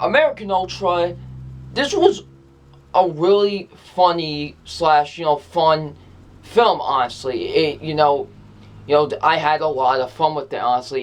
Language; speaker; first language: English; native; English